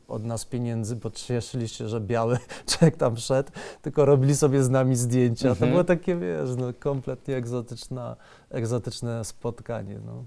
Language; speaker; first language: Polish; native; Polish